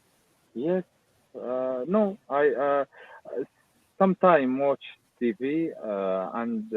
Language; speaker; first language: English; non-native, learner; Arabic